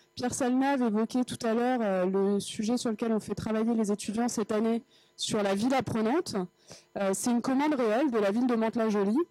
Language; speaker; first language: French; native; French